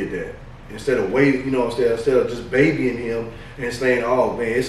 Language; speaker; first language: English; native; English